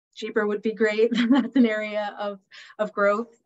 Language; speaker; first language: English; native; English